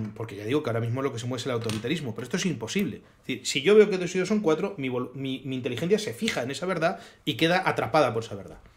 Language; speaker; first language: Spanish; native; Spanish